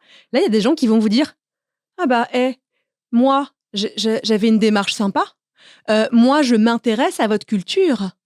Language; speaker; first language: French; native; French